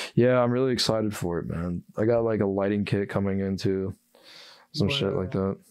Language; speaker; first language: English; native; English